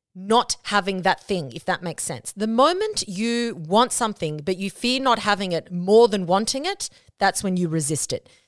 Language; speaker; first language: English; non-native, local second language; Spanish